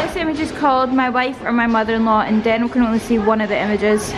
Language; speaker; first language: English; native; English